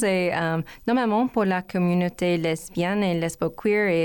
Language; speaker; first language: French; non-native, learner; English